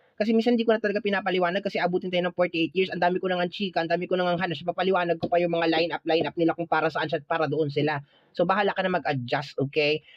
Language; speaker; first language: Filipino; native; Filipino